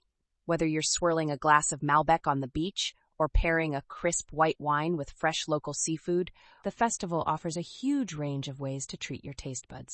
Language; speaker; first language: English; native; English